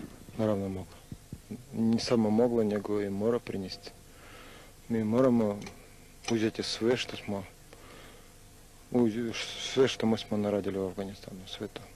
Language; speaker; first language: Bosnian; non-native, learner; Russian